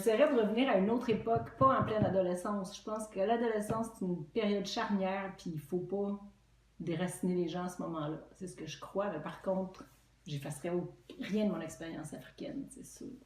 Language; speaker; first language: French; native; French